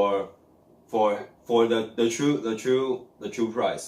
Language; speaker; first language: English; non-native, learner; Chinese